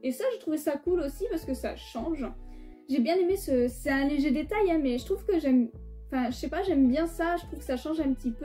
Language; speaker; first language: French; native; French